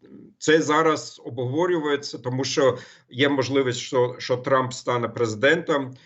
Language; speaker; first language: Ukrainian; non-native, fluent; German